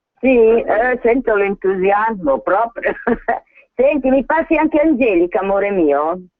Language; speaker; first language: Italian; native; Italian